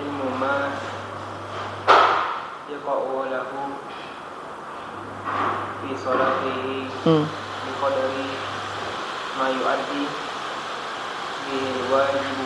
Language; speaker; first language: Arabic; non-native, learner; Indonesian